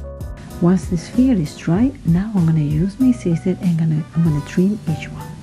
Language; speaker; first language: English; non-native, fluent; Spanish